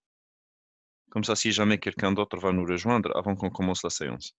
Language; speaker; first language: French; non-native, local second language; Arabic